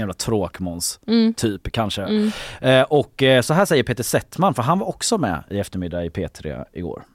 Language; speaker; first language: Swedish; native; Swedish